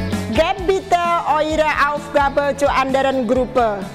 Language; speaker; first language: German; non-native, fluent; Indonesian